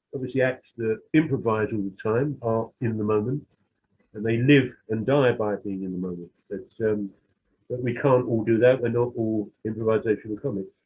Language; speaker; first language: English; native; English